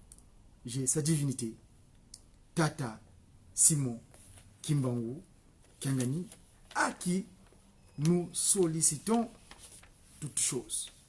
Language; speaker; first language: French; non-native, local second language; Kongo